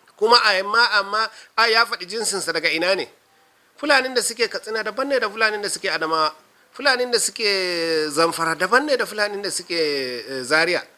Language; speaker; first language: Hausa; non-native, local second language; Fula